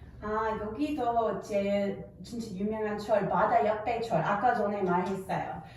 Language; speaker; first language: Korean; non-native, fluent; English